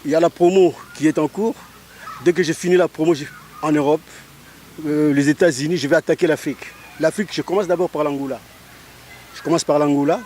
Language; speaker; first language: French; non-native, local second language; Lingala